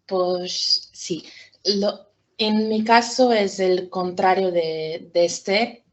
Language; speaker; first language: Spanish; non-native, fluent; Portuguese